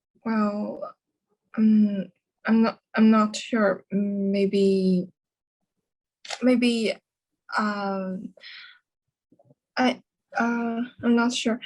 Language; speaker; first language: English; non-native, learner; Chinese